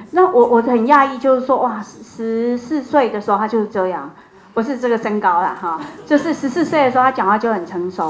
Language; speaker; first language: Chinese; native; Chinese